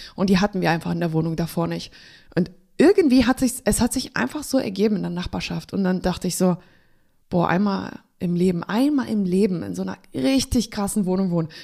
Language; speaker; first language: German; early bilingual, other home language; Polish